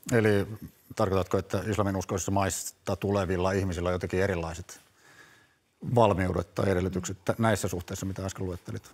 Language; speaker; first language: Finnish; native; Finnish